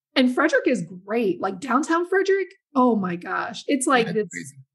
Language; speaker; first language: English; native; English